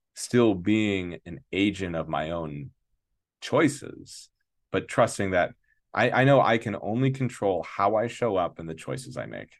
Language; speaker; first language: English; native; English